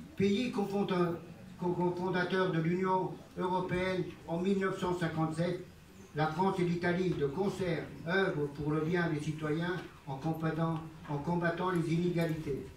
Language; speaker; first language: French; early bilingual, other home language; Italian